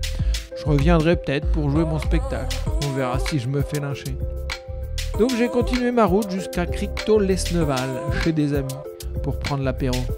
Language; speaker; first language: French; native; French